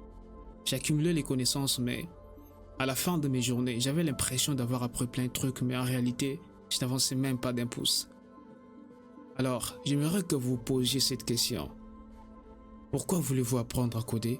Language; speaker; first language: French; native; French